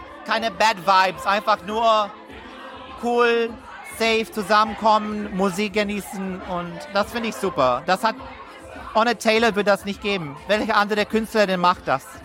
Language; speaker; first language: German; non-native, learner; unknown